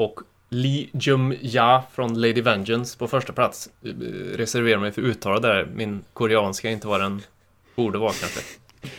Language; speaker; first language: Swedish; native; Swedish